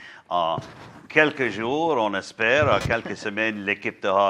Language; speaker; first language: French; non-native, learner; English